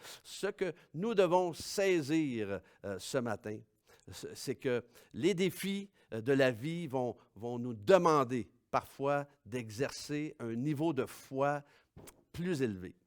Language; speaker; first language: French; native; French